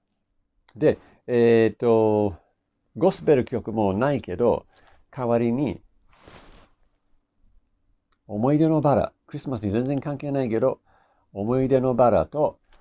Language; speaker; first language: Japanese; non-native, fluent; English